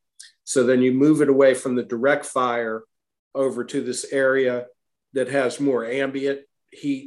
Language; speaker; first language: English; native; English